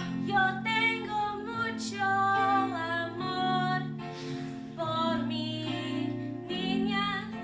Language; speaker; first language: Spanish; non-native, learner; English